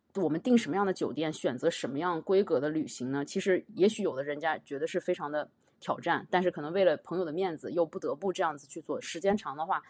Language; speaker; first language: Chinese; native; Chinese